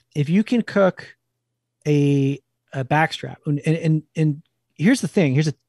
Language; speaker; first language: English; native; English